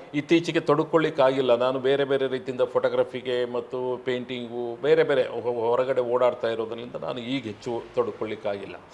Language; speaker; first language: Kannada; native; Kannada